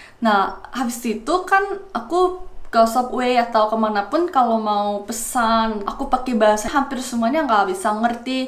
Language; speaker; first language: Indonesian; non-native, fluent; Korean